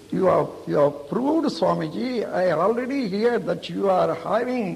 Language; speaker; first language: English; non-native, local second language; Tamil